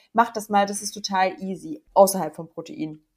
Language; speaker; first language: German; native; German